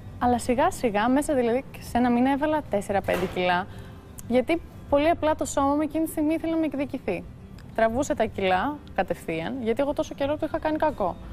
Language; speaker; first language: Greek; early bilingual, heritage; Greek